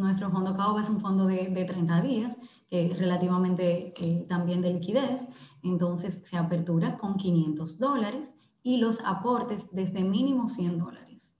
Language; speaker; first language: Spanish; native; Spanish